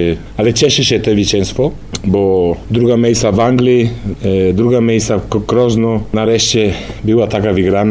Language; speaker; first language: Polish; non-native, learner; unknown